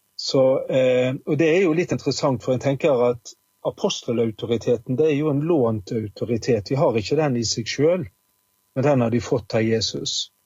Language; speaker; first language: Norwegian; native; Norwegian